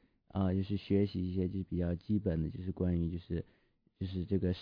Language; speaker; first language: Chinese; early bilingual, heritage; Chinese